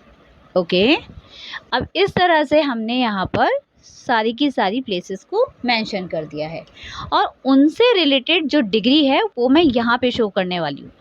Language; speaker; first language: Hindi; native; Hindi